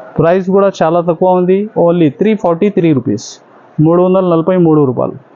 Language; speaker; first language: Telugu; non-native, local second language; Urdu